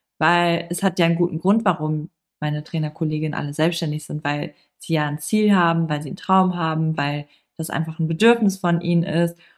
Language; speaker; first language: German; native; German